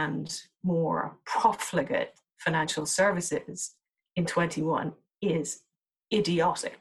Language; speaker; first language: English; native; English